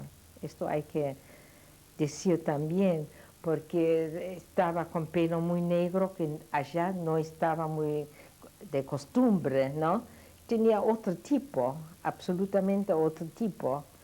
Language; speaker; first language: Spanish; non-native, fluent; Yiddish